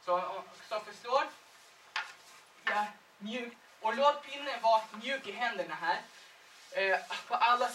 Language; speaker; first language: Swedish; non-native, fluent; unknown